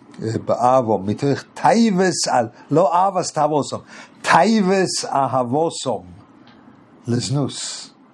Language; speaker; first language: Hebrew; non-native, fluent; English